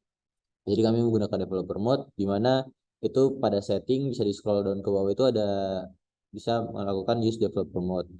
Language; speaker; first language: Indonesian; native; Indonesian